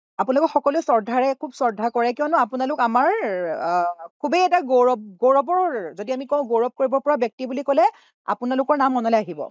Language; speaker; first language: Assamese; native; Assamese